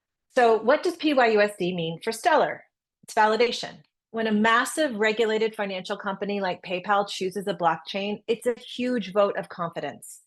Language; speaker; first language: English; native; English